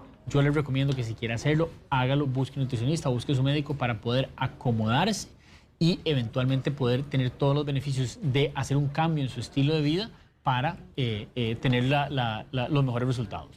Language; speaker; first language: Spanish; native; Spanish